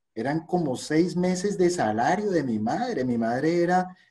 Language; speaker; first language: Spanish; native; Spanish